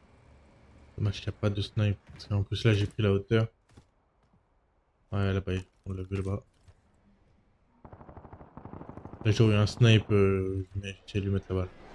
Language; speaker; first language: French; native; French